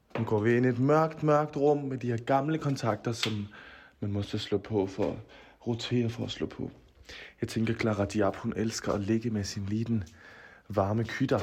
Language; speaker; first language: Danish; native; Danish